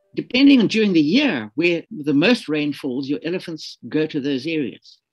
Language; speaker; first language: English; native; English